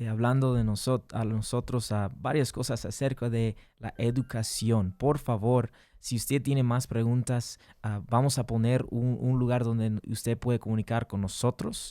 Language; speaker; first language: Spanish; early bilingual, heritage; English